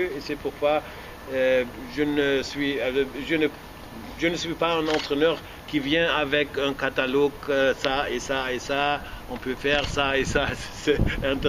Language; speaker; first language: French; non-native, fluent; German